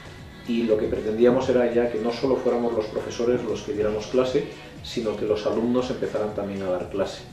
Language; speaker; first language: Spanish; native; Spanish